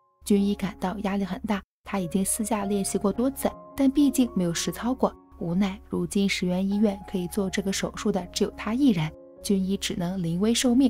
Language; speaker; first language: Chinese; native; Chinese